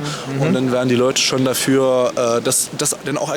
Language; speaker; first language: German; native; German